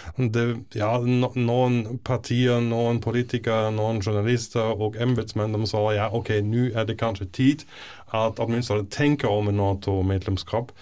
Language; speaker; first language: Swedish; non-native, fluent; German